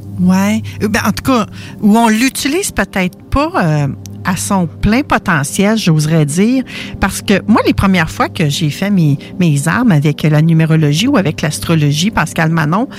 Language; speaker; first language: French; native; French